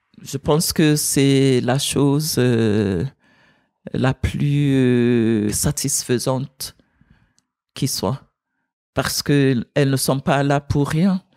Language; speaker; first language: French; non-native, fluent; English